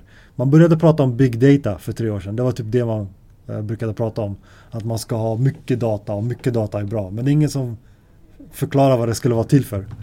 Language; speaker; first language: Swedish; native; Swedish